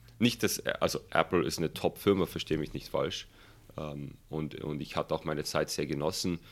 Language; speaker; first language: German; early bilingual, other home language; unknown